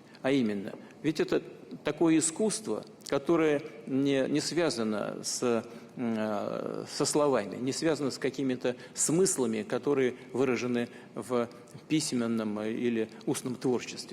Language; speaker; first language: Russian; native; Russian